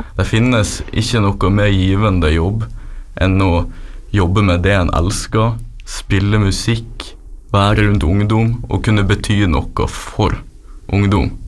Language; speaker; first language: Norwegian; native; Norwegian